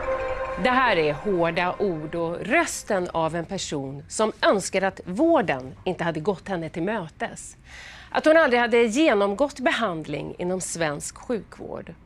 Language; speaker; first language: Swedish; native; Swedish